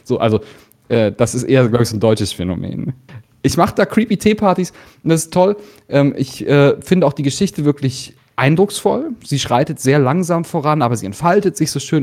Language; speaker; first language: German; native; German